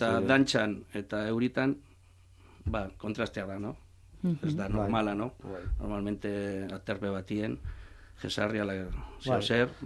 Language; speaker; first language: Basque; non-native, learner; Spanish